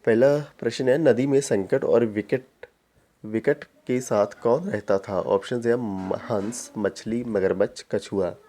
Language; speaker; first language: Hindi; non-native, local second language; Punjabi